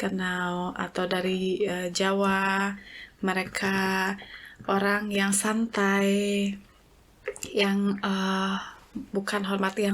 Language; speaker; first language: Indonesian; native; Indonesian